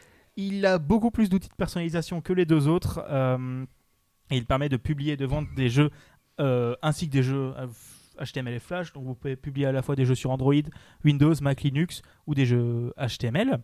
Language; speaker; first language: French; native; French